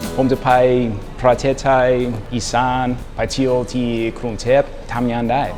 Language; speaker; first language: Thai; non-native, learner; English